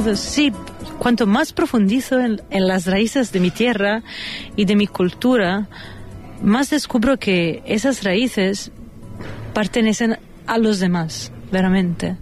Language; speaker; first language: Spanish; non-native, fluent; Italian